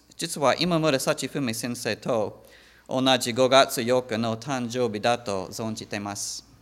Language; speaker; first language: Japanese; non-native, fluent; English